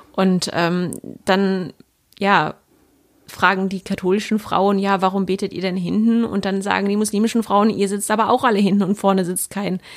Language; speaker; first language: German; native; German